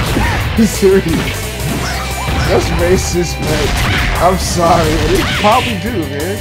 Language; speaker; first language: English; native; English